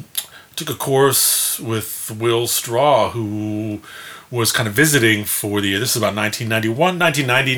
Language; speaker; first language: English; native; English